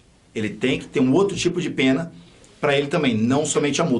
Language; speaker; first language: Portuguese; native; Portuguese